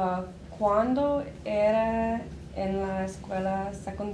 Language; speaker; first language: Spanish; non-native, learner; English